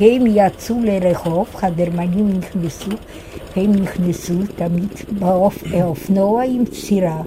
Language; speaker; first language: Hebrew; non-native, fluent; Yiddish